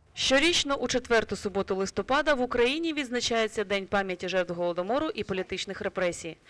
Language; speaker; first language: Ukrainian; native; Ukrainian